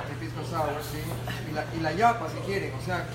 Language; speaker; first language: Portuguese; non-native, learner; Spanish